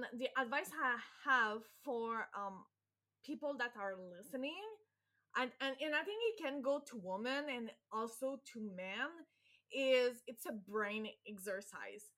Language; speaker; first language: English; non-native, fluent; French